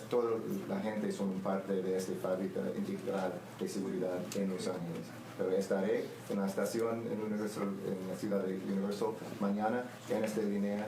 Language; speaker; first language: Spanish; non-native, learner; English